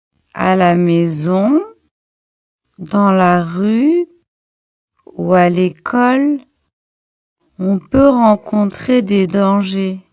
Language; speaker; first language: French; non-native, local second language; Arabic